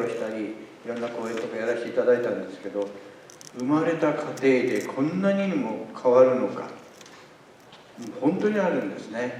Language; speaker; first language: Japanese; native; Japanese